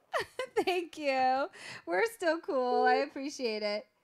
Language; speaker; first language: English; native; English